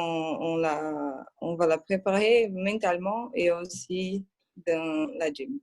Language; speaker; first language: French; non-native, fluent; Portuguese